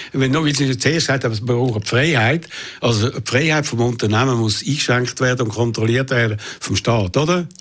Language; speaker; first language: German; native; German